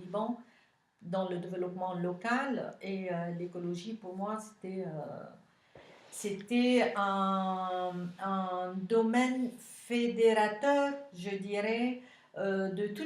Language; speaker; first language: French; non-native, local second language; Arabic